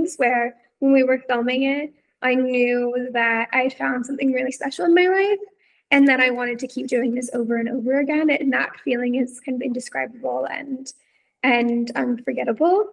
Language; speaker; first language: English; native; English